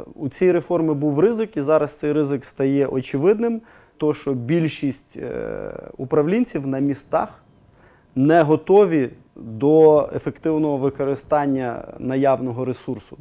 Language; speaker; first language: Ukrainian; non-native, local second language; Russian